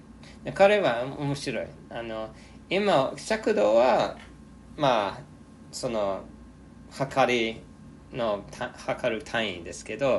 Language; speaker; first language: Japanese; non-native, fluent; English